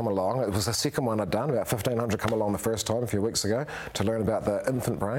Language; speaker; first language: English; native; English